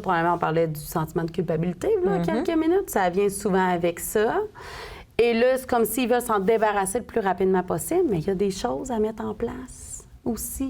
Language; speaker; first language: French; native; French